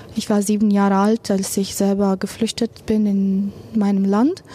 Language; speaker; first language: German; non-native, fluent; Russian